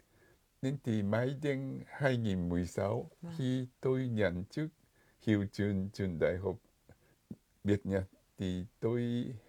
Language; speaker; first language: Vietnamese; non-native, fluent; Japanese